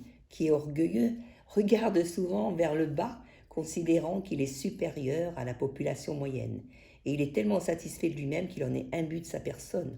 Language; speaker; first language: French; native; French